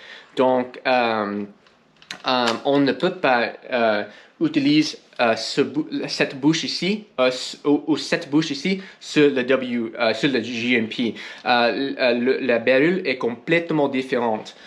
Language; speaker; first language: French; non-native, learner; English